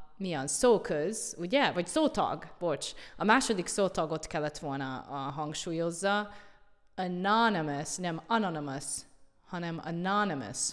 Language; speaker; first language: Hungarian; non-native, fluent; English